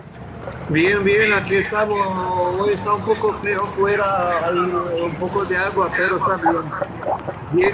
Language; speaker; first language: Spanish; non-native, learner; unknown